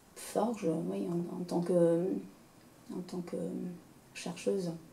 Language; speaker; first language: French; non-native, fluent; Romanian